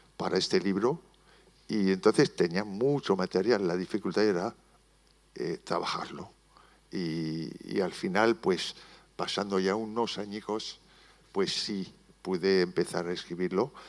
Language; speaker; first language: Spanish; non-native, fluent; French